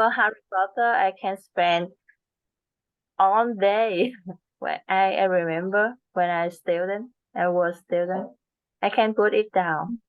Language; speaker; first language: English; non-native, learner; Vietnamese